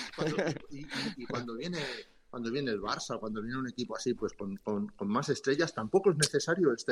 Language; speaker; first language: Spanish; non-native, local second language; Catalan